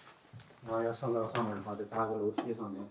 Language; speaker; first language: Chinese; native; Chinese